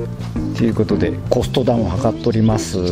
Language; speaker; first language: Japanese; native; Japanese